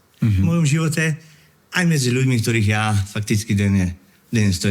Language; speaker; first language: Slovak; native; Slovak